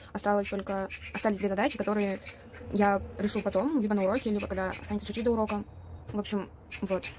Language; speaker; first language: Russian; non-native, local second language; Uzbek